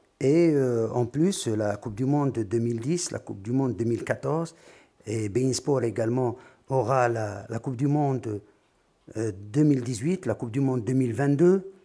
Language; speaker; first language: French; non-native, local second language; Arabic